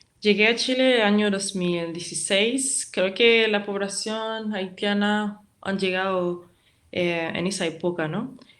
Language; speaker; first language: Spanish; non-native, fluent; Haitian Creole